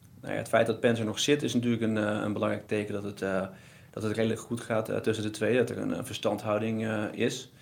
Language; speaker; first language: Dutch; native; Dutch